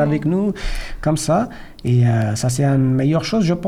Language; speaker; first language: French; non-native, learner; Persian